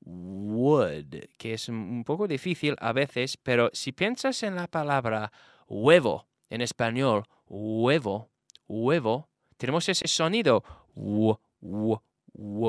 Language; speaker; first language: Spanish; non-native, fluent; English